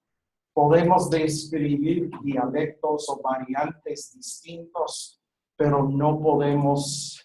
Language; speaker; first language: Spanish; non-native, fluent; English